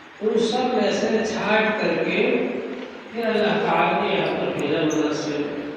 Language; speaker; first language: Urdu; native; Urdu